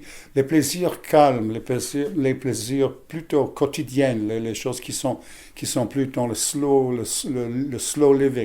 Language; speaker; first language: French; non-native, fluent; English